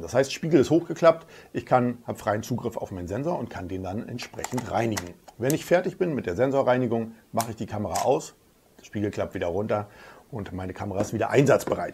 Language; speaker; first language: German; native; German